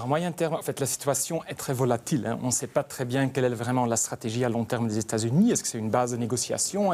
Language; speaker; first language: French; native; French